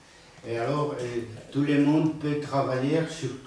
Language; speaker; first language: French; non-native, fluent; Spanish